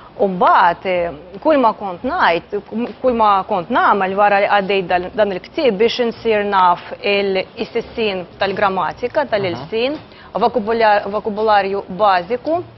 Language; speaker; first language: Maltese; non-native, fluent; Russian